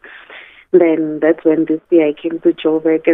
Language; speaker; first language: English; non-native, local second language; Zulu